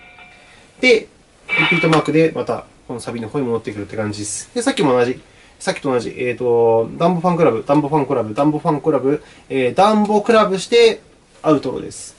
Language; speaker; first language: Japanese; native; Japanese